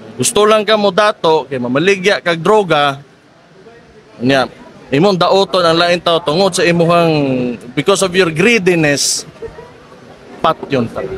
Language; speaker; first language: Cebuano; native; Cebuano